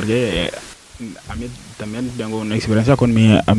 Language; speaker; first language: Spanish; non-native, learner; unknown